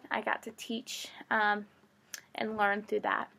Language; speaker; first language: English; native; English